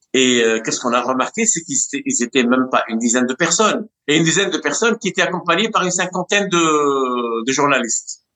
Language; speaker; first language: French; non-native, local second language; Arabic